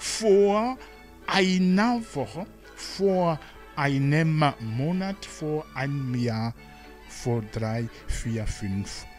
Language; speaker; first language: German; non-native, fluent; Rundi